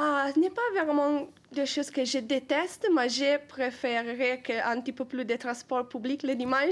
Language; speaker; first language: French; non-native, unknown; Italian